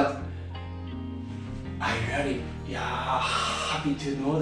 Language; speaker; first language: English; non-native, learner; Japanese